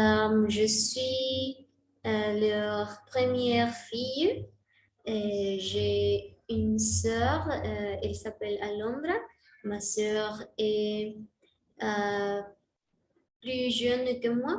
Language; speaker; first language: French; non-native, learner; Spanish